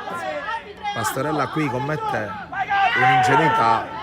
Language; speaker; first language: Italian; native; Italian